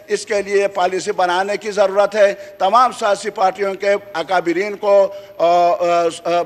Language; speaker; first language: Urdu; non-native, local second language; Khowar